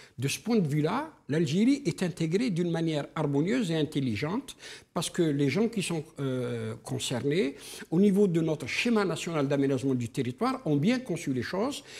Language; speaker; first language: French; non-native, local second language; Arabic